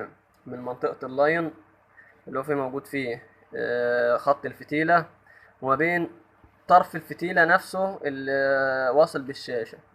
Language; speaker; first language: Arabic; native; Arabic